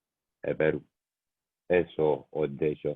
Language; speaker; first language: Spanish; non-native, learner; Italian